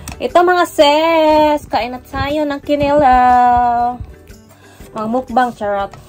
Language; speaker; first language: Filipino; non-native, local second language; Waray